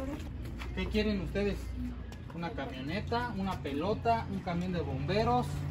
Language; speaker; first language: Spanish; native; Spanish